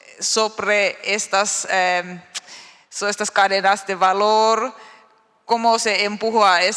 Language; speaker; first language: Spanish; non-native, learner; Finnish